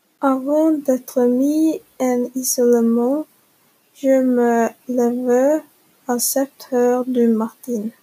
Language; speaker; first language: French; non-native, learner; Norwegian